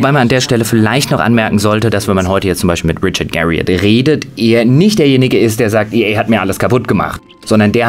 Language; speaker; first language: German; native; German